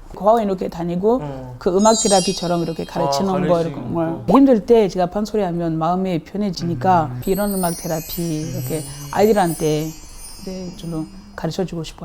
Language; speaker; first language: Korean; non-native, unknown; French